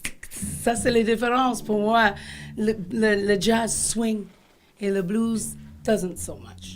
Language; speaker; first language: French; non-native, fluent; English